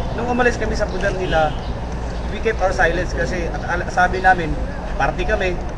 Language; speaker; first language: Filipino; non-native, local second language; Cebuano